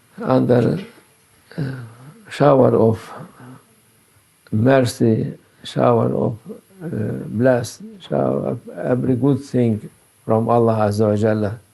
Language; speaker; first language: English; non-native, learner; Turkish